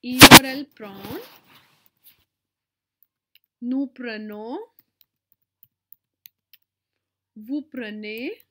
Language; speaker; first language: French; non-native, fluent; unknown